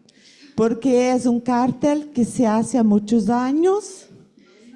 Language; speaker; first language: Spanish; non-native, learner; Portuguese